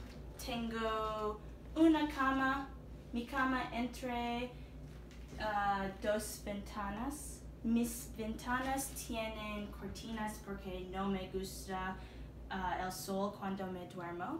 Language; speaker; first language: Spanish; non-native, learner; English